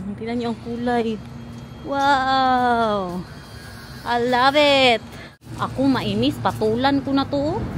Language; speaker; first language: Filipino; non-native, local second language; Cebuano